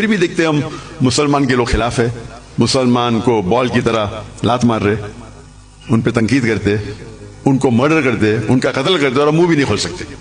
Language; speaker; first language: Urdu; non-native, local second language; Hindi